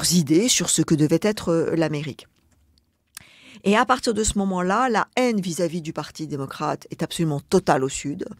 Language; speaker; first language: French; native; French